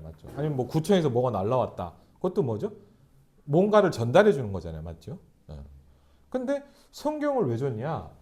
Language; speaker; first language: Korean; native; Korean